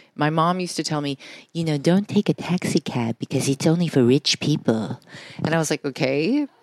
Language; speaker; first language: English; early bilingual, other home language; Japanese